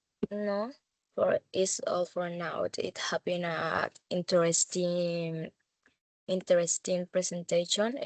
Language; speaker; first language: English; non-native, learner; Spanish